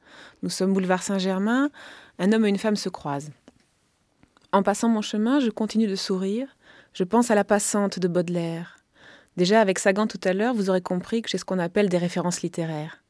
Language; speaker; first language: French; native; French